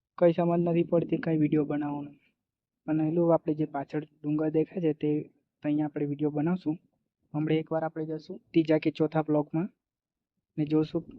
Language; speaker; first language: Gujarati; non-native, local second language; Bhili